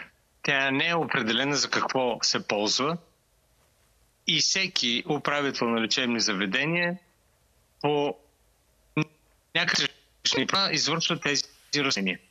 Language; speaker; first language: Bulgarian; native; Bulgarian